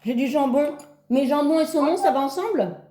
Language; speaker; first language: French; native; French